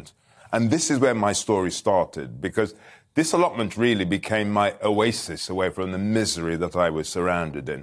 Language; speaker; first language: English; native; English